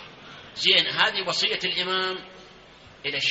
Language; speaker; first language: Arabic; native; Arabic